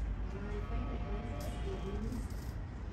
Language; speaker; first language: English; non-native, learner; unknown